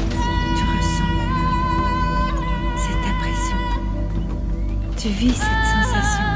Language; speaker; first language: French; native; French